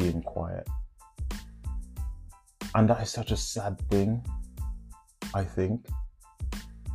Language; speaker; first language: English; non-native, local second language; Jamaican Creole English